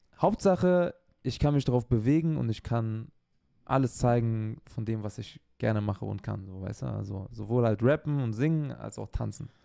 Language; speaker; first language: German; native; German